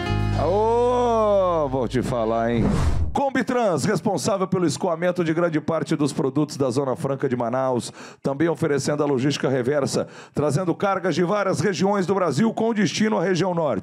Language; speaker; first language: Portuguese; native; Portuguese